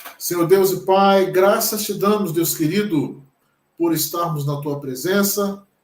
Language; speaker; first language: Portuguese; native; Portuguese